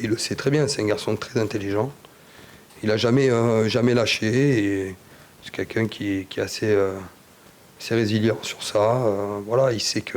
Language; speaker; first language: French; native; French